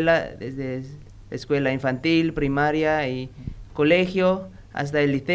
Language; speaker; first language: Spanish; non-native, learner; Indonesian